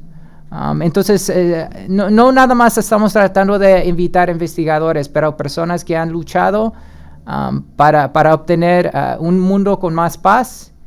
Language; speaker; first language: Spanish; early bilingual, heritage; Spanish